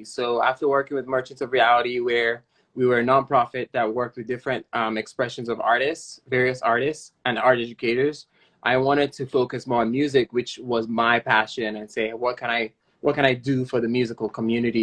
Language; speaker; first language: English; non-native, local second language; Yoruba